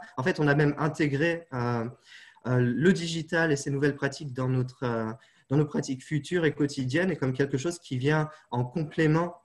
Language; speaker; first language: French; native; French